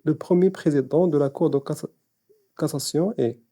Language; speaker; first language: French; non-native, local second language; Arabic